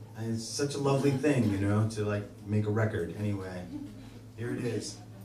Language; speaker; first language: English; native; English